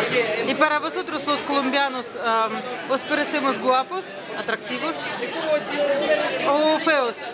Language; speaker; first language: Spanish; non-native, fluent; Russian